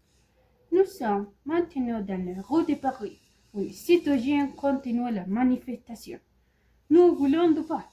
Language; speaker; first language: French; non-native, learner; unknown